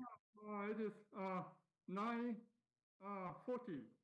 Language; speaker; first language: English; non-native, learner; Japanese